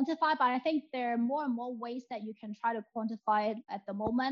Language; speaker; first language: English; non-native, local second language; Cantonese